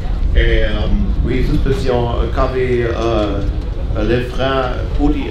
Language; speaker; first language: French; non-native, learner; German